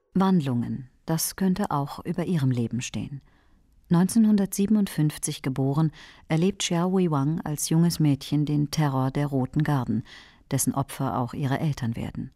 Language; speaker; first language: German; native; German